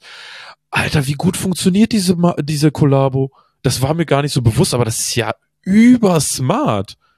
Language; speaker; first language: German; native; German